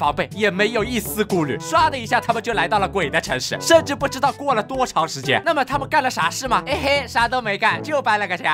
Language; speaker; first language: Chinese; native; Chinese